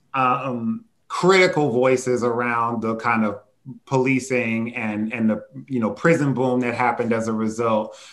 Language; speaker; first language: English; native; English